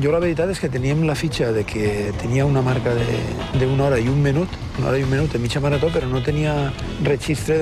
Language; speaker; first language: Catalan; native; Catalan